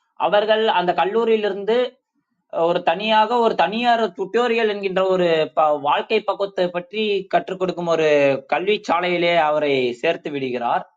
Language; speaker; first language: Tamil; non-native, local second language; Urdu